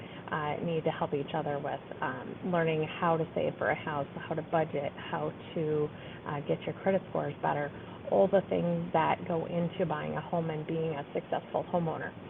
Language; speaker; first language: English; native; English